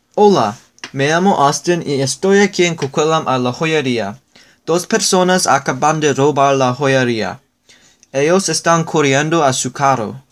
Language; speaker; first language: Spanish; non-native, learner; English